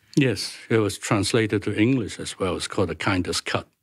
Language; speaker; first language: English; non-native, local second language; Cantonese